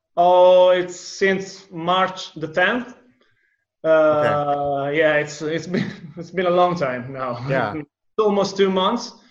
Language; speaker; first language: English; non-native, fluent; Italian